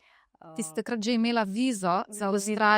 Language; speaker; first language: Slovenian; native; Slovenian